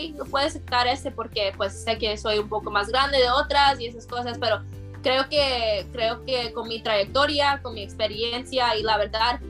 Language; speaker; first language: Spanish; early bilingual, heritage; Spanish